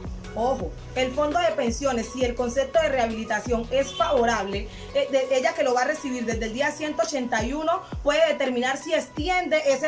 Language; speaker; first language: Spanish; native; Spanish